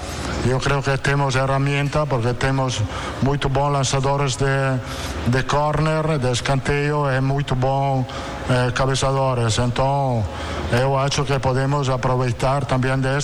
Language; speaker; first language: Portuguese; non-native, fluent; Italian